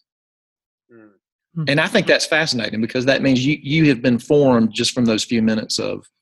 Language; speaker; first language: English; native; English